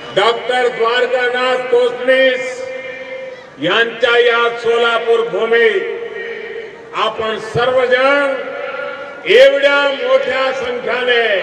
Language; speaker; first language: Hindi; non-native, local second language; Gujarati